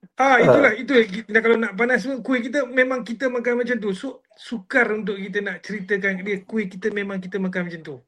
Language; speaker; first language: Malay; native; Malay